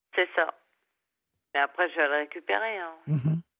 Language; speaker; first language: French; native; French